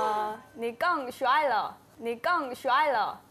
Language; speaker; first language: Chinese; non-native, learner; Korean